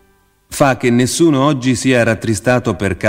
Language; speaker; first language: Italian; native; Italian